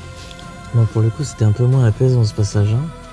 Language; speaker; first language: French; native; French